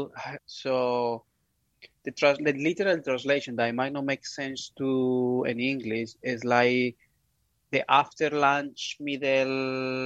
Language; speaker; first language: English; non-native, fluent; Spanish